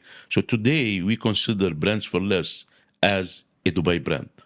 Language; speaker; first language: English; non-native, local second language; Arabic